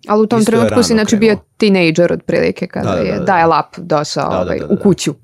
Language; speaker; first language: Serbian; native; Serbian